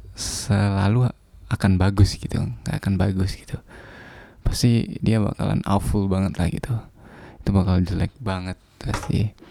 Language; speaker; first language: Indonesian; non-native, local second language; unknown